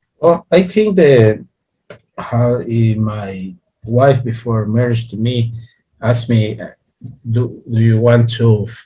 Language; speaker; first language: English; non-native, learner; Spanish